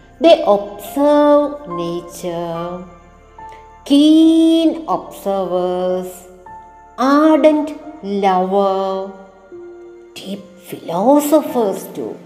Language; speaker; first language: English; non-native, local second language; Malayalam